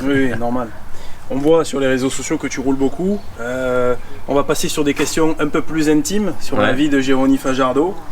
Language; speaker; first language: French; native; French